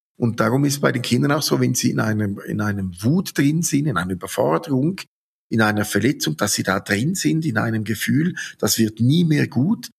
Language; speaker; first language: German; native; German